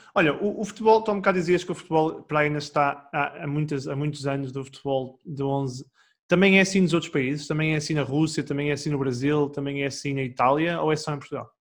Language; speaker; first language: Portuguese; native; Portuguese